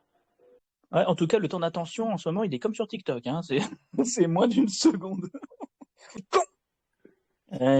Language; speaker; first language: French; native; French